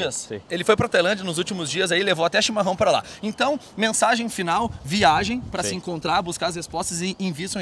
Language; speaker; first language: Portuguese; native; Portuguese